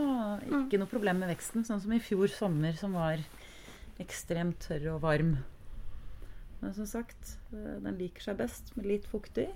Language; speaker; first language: Norwegian; native; Norwegian